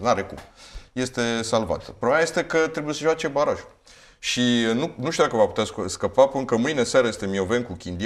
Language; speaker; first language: Romanian; native; Romanian